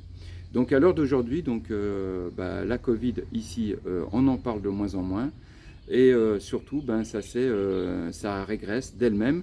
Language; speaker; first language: French; native; French